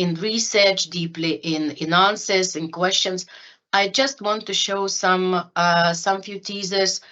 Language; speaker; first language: English; non-native, fluent; Lithuanian